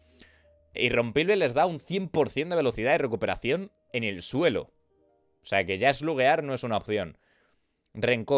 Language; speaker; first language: Spanish; native; Spanish